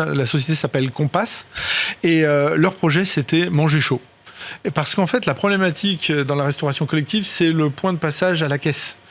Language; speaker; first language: French; native; French